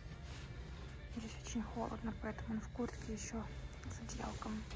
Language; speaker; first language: Russian; native; Russian